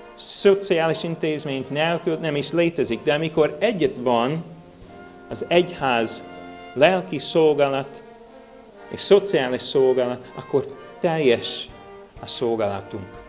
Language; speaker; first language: Hungarian; non-native, learner; English